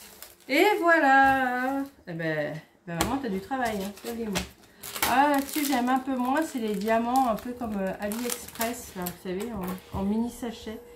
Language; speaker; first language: French; native; French